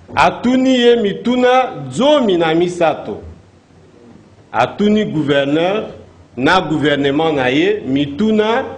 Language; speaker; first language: Lingala; non-native, local second language; Mongo